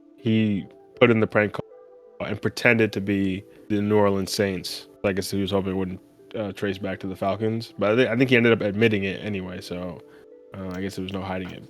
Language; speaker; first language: English; native; English